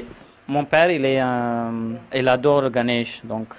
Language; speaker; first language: French; non-native, fluent; Tamil